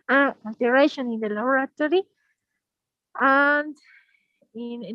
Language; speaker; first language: English; non-native, learner; Spanish